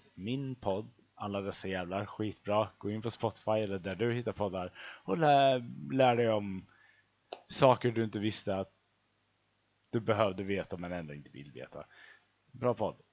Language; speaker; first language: Swedish; native; Swedish